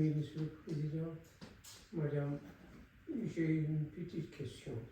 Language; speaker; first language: French; non-native, local second language; Comorian